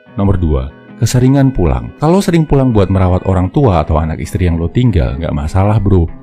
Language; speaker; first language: Indonesian; native; Indonesian